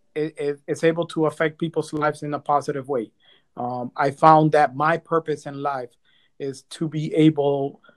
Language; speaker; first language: English; early bilingual, other home language; Spanish